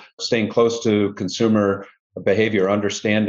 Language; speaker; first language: English; native; English